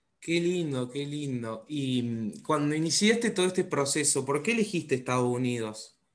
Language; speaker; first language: Spanish; native; Spanish